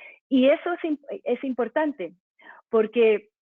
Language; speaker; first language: Spanish; non-native, fluent; English